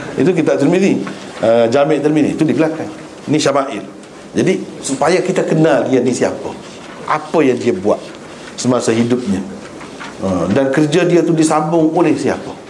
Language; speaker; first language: Malay; native; Malay